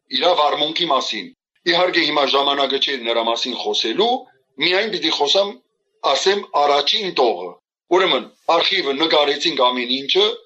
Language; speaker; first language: Armenian; early bilingual, heritage; Armenian